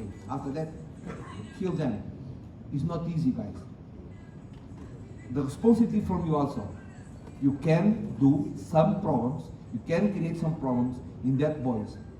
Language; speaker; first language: English; non-native, learner; Portuguese